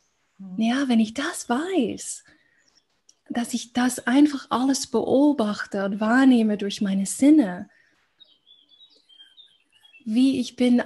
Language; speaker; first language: German; non-native, fluent; English